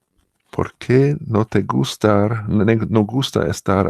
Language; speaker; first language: Spanish; non-native, learner; English